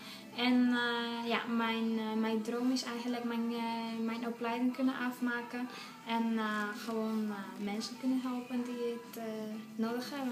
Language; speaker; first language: Dutch; non-native, fluent; Spanish